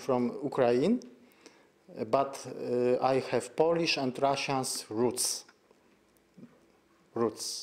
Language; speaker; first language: English; non-native, learner; Polish